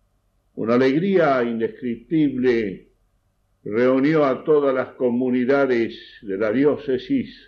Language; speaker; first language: Spanish; native; Spanish